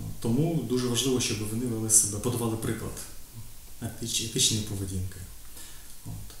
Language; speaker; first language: Ukrainian; native; Ukrainian